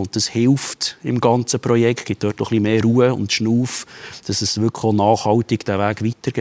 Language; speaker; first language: German; native; German